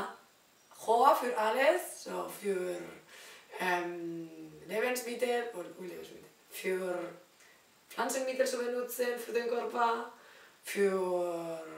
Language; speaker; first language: German; non-native, learner; Spanish